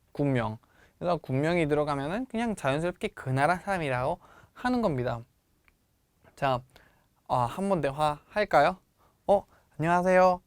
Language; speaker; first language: Korean; non-native, fluent; Spanish